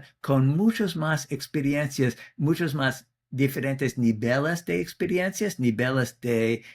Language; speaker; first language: Spanish; non-native, fluent; English